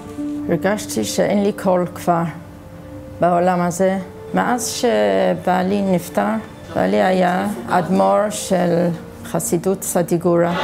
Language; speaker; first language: Hebrew; non-native, fluent; English